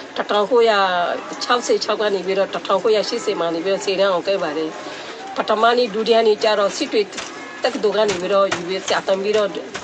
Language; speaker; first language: Burmese; non-native, local second language; Rohingya